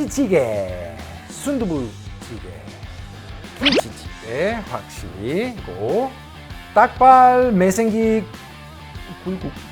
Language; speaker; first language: Korean; non-native, learner; Italian